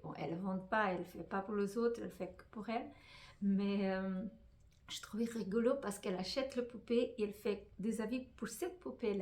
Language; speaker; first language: French; non-native, fluent; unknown